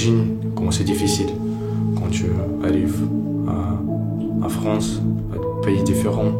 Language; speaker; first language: French; non-native, learner; Ukrainian